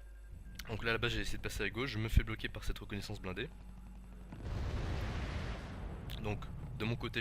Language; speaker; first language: French; native; French